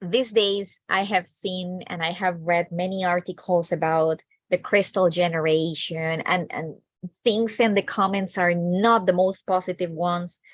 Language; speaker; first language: English; non-native, fluent; Spanish